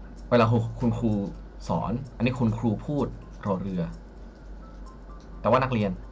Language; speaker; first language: Thai; non-native, learner; Indonesian